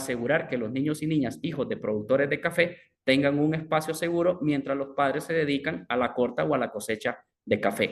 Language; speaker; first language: Spanish; native; Spanish